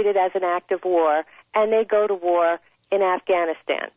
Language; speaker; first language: English; native; English